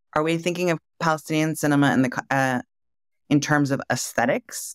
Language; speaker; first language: English; native; English